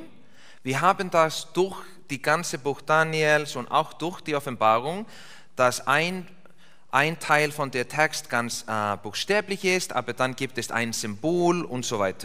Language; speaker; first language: German; non-native, fluent; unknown